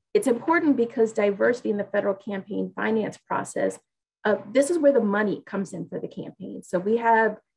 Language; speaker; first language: English; native; English